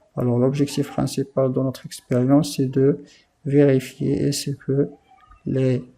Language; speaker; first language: French; non-native, local second language; Arabic